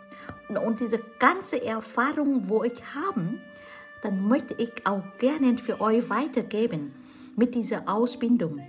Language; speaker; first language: German; non-native, fluent; Vietnamese